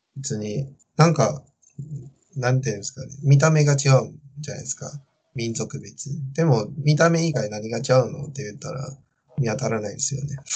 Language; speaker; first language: Japanese; non-native, fluent; Chinese